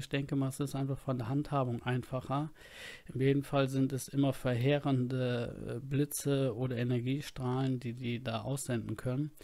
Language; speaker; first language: German; native; German